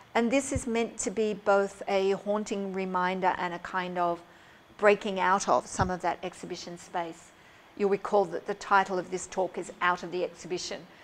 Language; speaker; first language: English; native; English